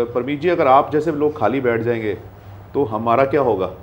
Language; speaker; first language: Hindi; non-native, local second language; Punjabi